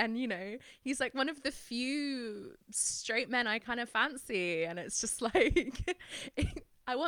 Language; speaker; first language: English; native; English